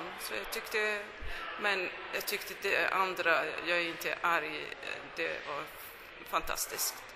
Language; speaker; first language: Swedish; non-native, fluent; Persian